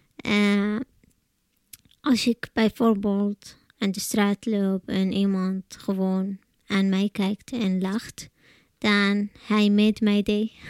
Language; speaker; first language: Dutch; non-native, learner; Arabic